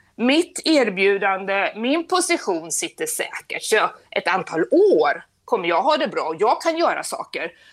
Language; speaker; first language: Swedish; native; Swedish